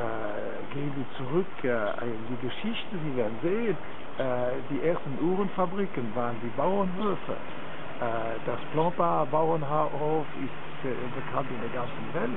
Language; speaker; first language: German; non-native, local second language; French